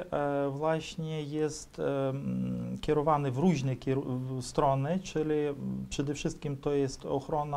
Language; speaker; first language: Polish; non-native, fluent; Ukrainian